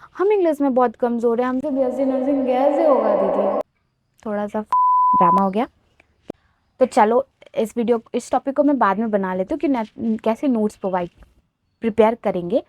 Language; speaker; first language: Hindi; native; Hindi